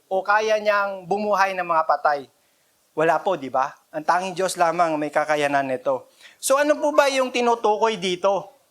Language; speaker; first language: Filipino; non-native, local second language; Cebuano